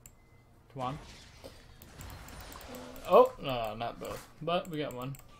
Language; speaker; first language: English; native; English